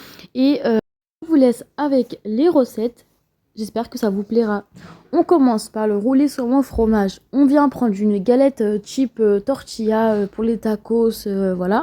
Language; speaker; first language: French; native; French